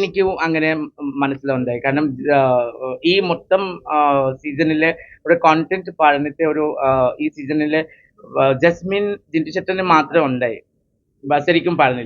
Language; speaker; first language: Malayalam; non-native, local second language; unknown